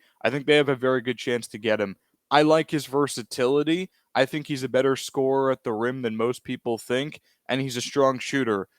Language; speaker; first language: English; native; English